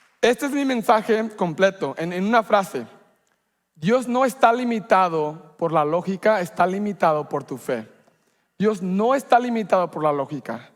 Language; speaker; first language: Spanish; early bilingual, heritage; Spanish